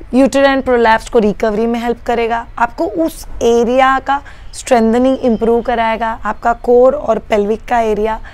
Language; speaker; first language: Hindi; non-native, local second language; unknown